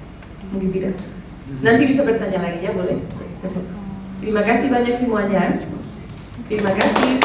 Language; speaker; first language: Indonesian; non-native, fluent; Spanish